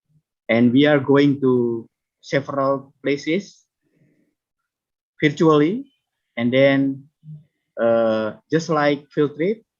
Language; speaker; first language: English; non-native, fluent; Indonesian